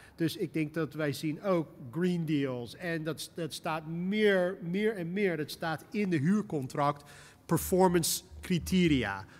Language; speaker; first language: Dutch; non-native, fluent; English